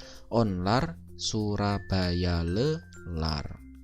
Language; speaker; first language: Turkish; non-native, learner; Indonesian